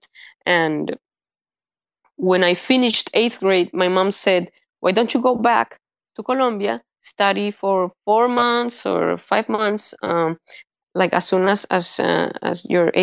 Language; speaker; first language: English; early bilingual, other home language; Spanish